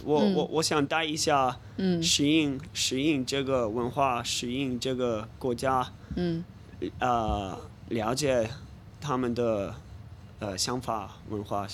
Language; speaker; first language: Chinese; non-native, fluent; English